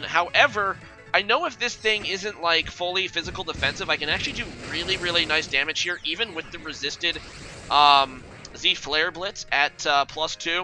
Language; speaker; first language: English; native; English